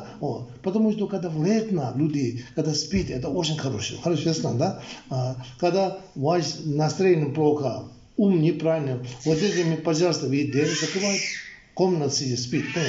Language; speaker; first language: Russian; non-native, learner; Tibetan